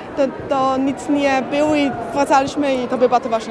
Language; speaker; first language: Polish; early bilingual, heritage; Polish